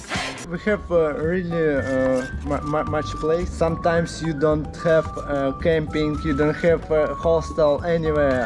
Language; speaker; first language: English; non-native, learner; Russian